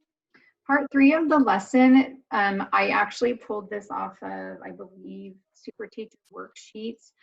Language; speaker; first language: English; native; English